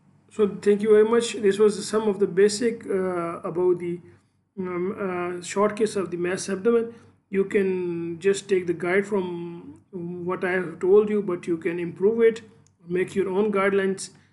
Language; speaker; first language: English; non-native, local second language; Urdu